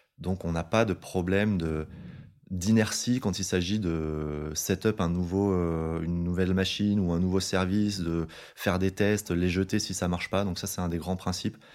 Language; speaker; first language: French; native; French